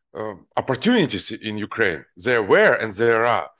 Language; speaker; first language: English; non-native, fluent; Russian